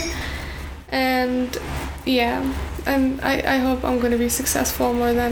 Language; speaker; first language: English; early bilingual, other home language; Arabic